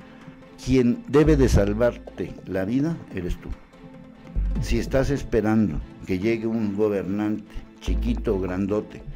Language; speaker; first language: Spanish; native; Spanish